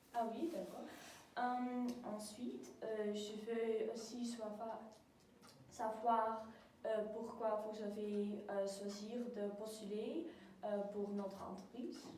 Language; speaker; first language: French; non-native, learner; Dutch